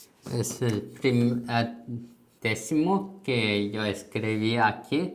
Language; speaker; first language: Spanish; non-native, learner; Korean